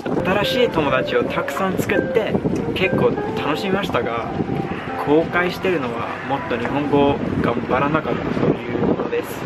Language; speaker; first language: Japanese; non-native, fluent; English